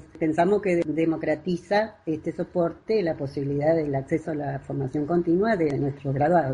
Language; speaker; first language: Spanish; native; Spanish